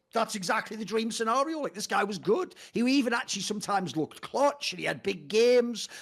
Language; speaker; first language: English; native; English